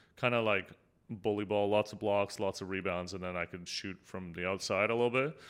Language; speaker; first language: English; early bilingual, other home language; Hindi